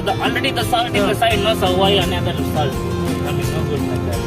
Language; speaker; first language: English; non-native, local second language; Tamil